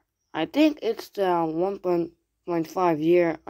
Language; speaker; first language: English; non-native, learner; Dutch